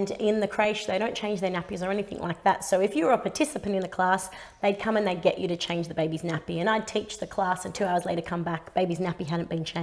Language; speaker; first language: English; native; English